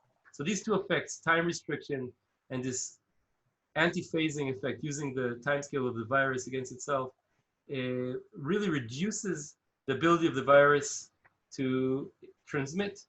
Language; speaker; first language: English; non-native, fluent; Hebrew